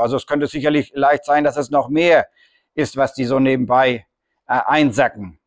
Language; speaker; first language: German; native; German